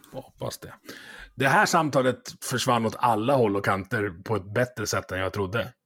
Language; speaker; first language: Swedish; native; Swedish